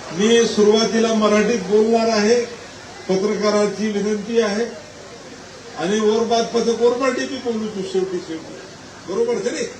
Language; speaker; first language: Marathi; non-native, local second language; Lambadi